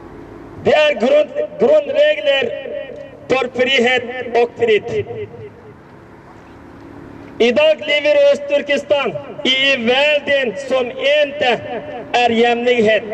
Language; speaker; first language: Swedish; non-native, learner; Uyghur